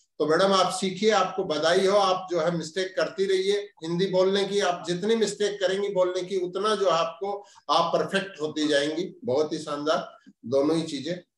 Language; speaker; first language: Hindi; native; Hindi